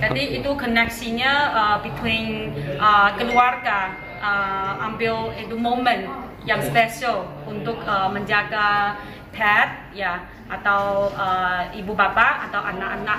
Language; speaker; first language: Indonesian; non-native, learner; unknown